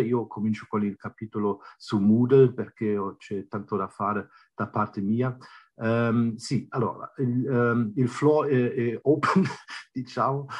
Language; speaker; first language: Italian; non-native, fluent; German